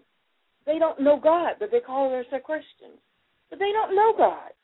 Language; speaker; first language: English; native; English